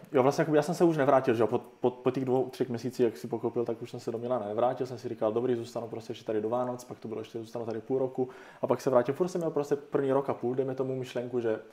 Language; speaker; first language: Czech; non-native, fluent; Italian